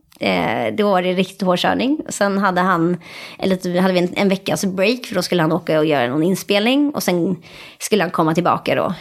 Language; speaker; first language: Swedish; native; Swedish